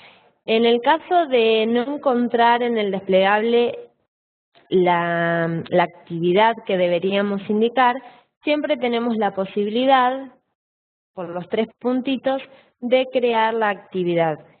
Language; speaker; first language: Spanish; native; Spanish